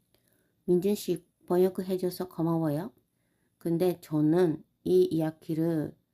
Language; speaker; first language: Korean; non-native, learner; Japanese